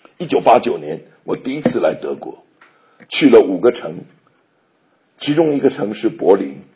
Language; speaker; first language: Chinese; native; Chinese